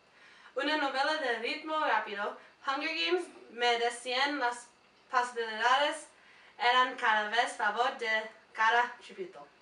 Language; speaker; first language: Spanish; non-native, learner; English